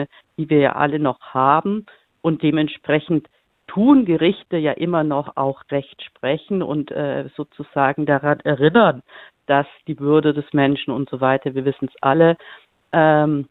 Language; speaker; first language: German; native; German